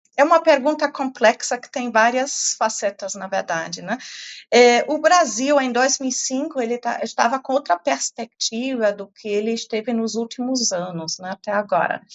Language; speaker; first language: Portuguese; early bilingual, other home language; German